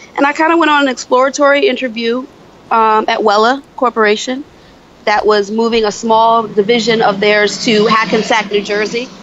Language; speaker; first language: English; native; English